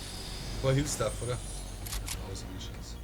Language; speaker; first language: German; native; German